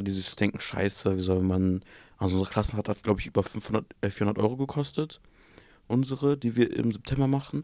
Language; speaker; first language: German; early bilingual, other home language; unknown